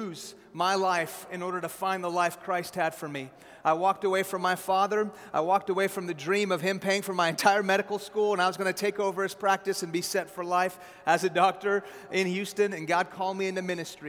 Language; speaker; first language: English; early bilingual, other home language; Persian